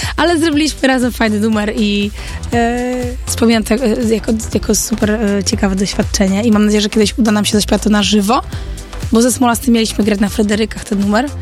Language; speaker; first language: Polish; early bilingual, heritage; Polish